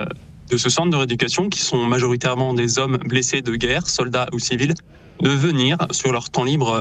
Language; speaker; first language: French; native; French